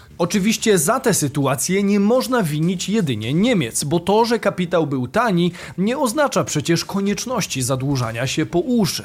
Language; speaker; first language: Polish; native; Polish